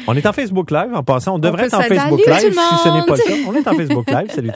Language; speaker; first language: French; native; French